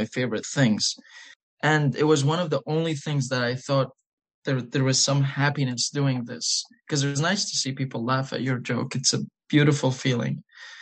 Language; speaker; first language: English; non-native, fluent; Arabic